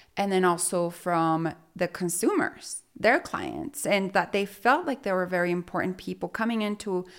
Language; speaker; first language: English; early bilingual, other home language; Spanish